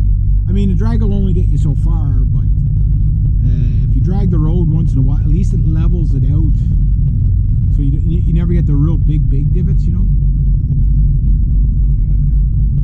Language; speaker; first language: English; native; English